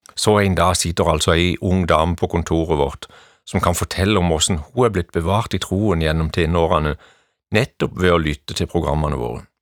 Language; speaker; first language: Norwegian; native; Norwegian